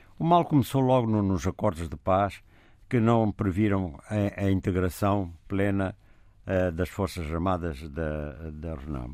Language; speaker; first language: Portuguese; native; Portuguese